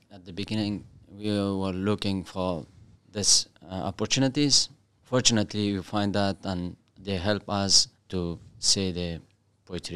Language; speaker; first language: English; non-native, learner; Persian